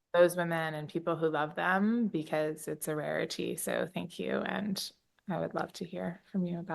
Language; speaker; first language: English; native; English